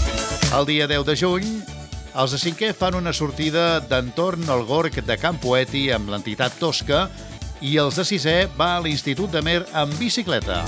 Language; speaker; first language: Catalan; native; Catalan